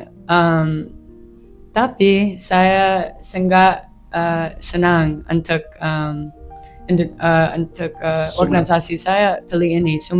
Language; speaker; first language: Indonesian; non-native, learner; English